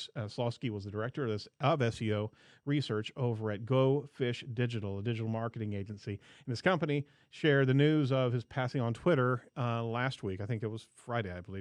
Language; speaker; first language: English; native; English